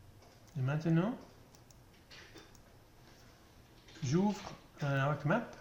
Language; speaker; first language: French; non-native, learner; German